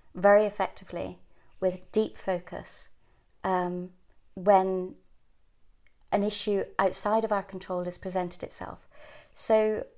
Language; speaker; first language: English; native; English